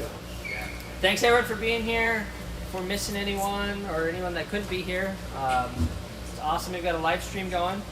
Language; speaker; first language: English; native; English